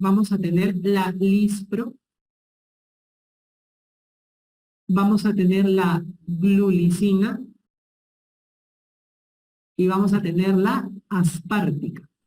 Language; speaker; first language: Spanish; native; Spanish